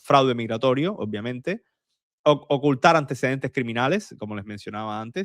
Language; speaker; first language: Spanish; native; Spanish